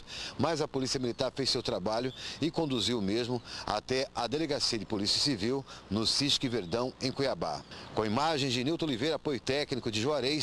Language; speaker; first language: Portuguese; native; Portuguese